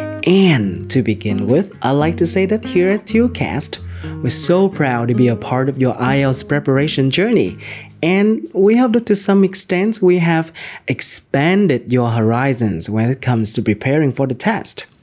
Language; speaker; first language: English; non-native, fluent; Vietnamese